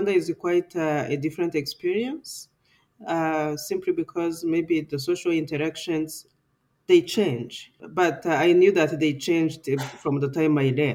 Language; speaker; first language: English; non-native, local second language; Kinyarwanda